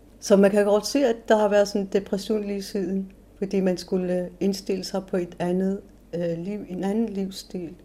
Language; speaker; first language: Danish; non-native, local second language; Kalaallisut